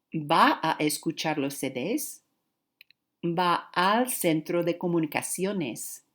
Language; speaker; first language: Spanish; non-native, fluent; English